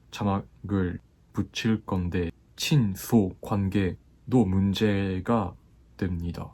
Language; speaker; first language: Korean; non-native, fluent; Japanese